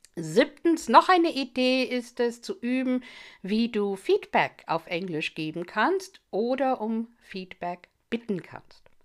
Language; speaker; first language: German; non-native, fluent; English